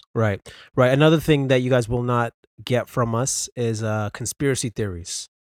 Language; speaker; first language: English; native; English